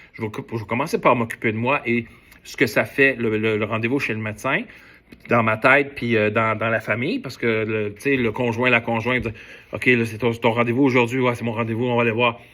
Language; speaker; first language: French; native; French